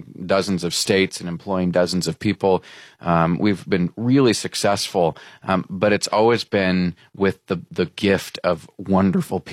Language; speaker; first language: English; native; English